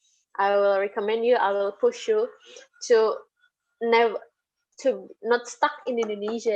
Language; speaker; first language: English; non-native, fluent; Indonesian